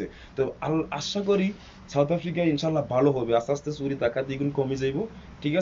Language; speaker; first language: Bangla; non-native, fluent; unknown